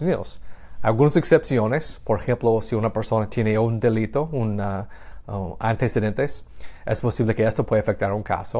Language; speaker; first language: Spanish; non-native, fluent; English